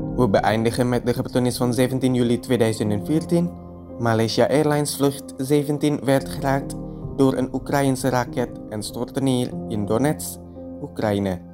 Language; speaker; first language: Dutch; non-native, fluent; Indonesian